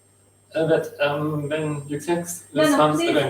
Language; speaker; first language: Turkish; non-native, learner; German